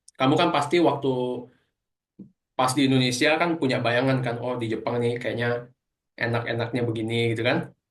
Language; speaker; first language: Indonesian; native; Indonesian